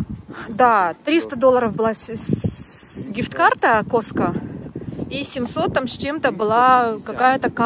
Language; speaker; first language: Russian; native; Russian